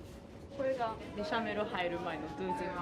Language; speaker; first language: Japanese; native; Japanese